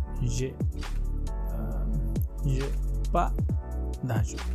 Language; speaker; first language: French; non-native, learner; Hindi